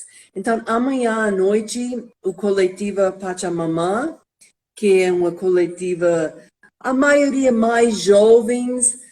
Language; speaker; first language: Portuguese; non-native, fluent; English